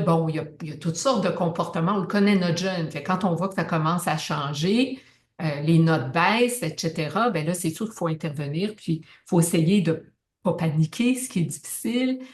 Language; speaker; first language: French; native; French